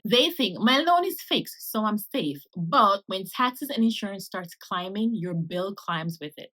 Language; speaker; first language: English; native; English